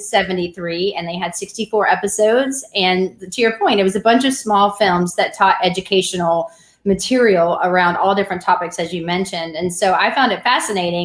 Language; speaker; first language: English; native; English